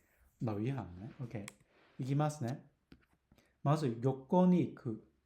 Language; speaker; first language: Japanese; non-native, fluent; Cantonese